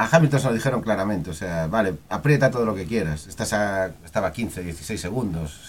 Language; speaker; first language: Spanish; native; Spanish